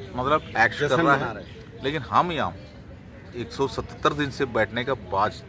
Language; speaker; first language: Hindi; non-native, local second language; Malayalam